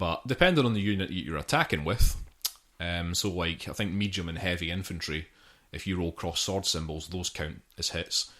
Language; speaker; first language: English; native; English